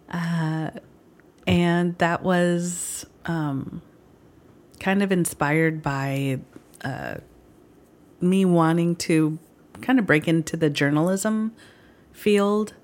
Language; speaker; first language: English; early bilingual, other home language; Filipino